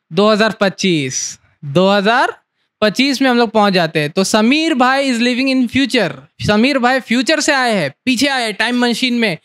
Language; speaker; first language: Hindi; native; Hindi